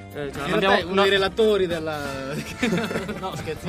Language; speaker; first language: Italian; native; Italian